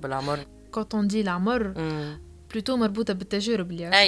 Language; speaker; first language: Arabic; native; Arabic